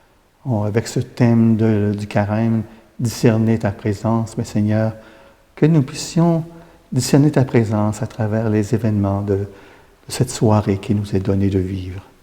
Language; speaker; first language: French; native; French